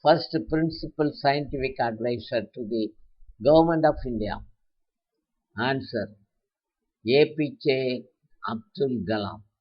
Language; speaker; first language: English; non-native, local second language; Tamil